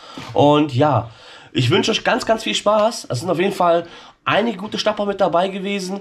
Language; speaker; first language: German; native; German